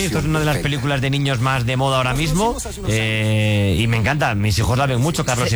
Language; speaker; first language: Spanish; native; Spanish